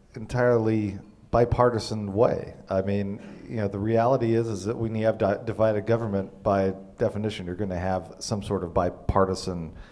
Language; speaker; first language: English; native; English